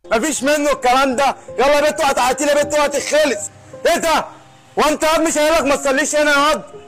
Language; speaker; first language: Arabic; native; Arabic